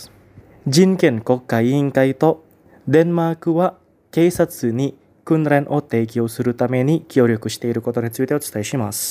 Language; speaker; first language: Japanese; non-native, fluent; Indonesian